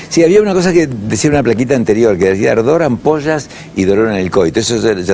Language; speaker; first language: Spanish; native; Spanish